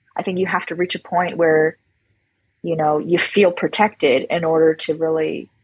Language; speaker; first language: English; native; English